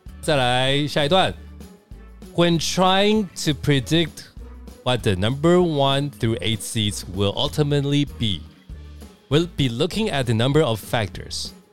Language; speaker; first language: English; non-native, fluent; Chinese